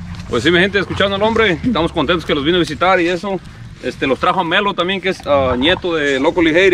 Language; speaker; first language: Spanish; early bilingual, heritage; Spanish